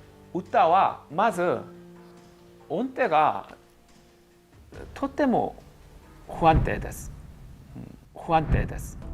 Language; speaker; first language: Japanese; non-native, learner; Korean